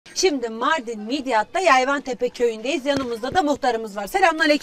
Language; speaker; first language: Turkish; native; Turkish